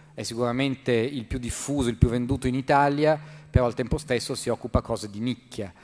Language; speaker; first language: Italian; native; Italian